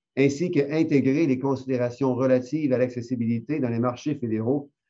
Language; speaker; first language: French; native; French